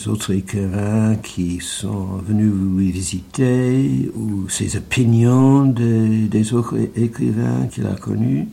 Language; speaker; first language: French; non-native, learner; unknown